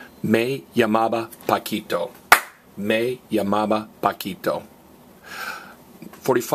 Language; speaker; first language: Spanish; non-native, fluent; English